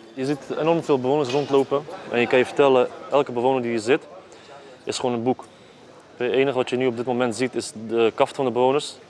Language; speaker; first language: Dutch; early bilingual, other home language; Bosnian